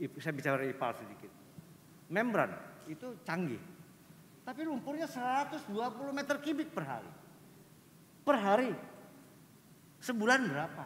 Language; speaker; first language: Indonesian; native; Indonesian